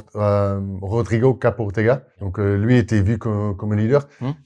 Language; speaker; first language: French; non-native, fluent; Afrikaans